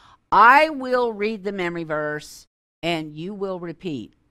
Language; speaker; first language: English; native; English